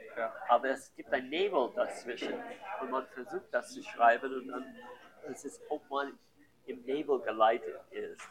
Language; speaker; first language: German; non-native, fluent; English